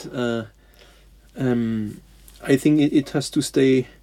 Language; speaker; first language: English; non-native, fluent; French